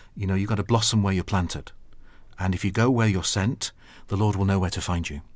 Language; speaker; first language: English; native; English